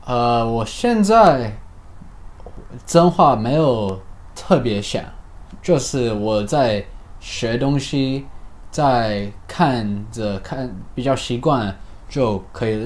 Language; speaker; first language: Chinese; early bilingual, heritage; Chinese